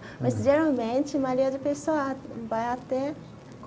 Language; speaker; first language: Portuguese; non-native, fluent; Japanese